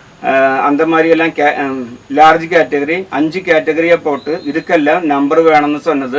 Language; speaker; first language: Tamil; non-native, learner; Malayalam